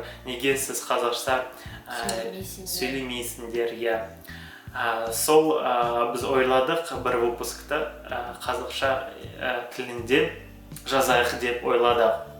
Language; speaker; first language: Kazakh; non-native, local second language; Uyghur